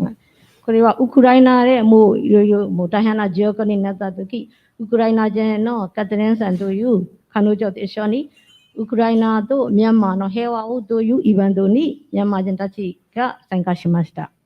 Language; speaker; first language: Japanese; non-native, fluent; Burmese